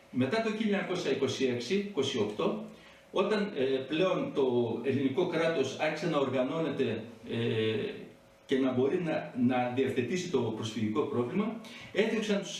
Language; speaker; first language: Greek; native; Greek